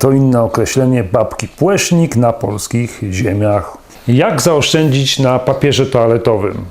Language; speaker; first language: Polish; native; Polish